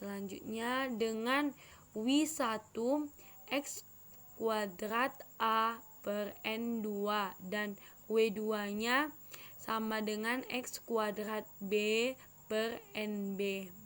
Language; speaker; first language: Indonesian; native; Indonesian